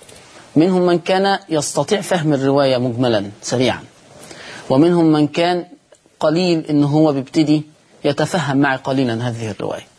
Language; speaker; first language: Arabic; native; Arabic